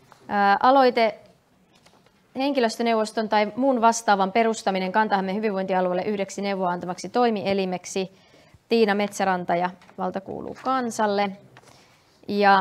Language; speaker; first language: Finnish; native; Finnish